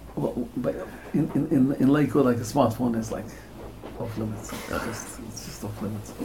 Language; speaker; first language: English; native; English